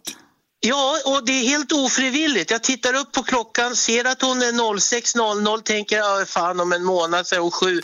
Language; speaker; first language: Swedish; native; Swedish